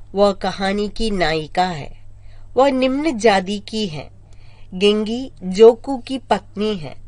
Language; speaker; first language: Hindi; non-native, local second language; Malayalam